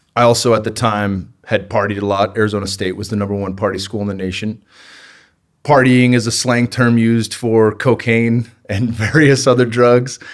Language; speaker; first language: English; native; English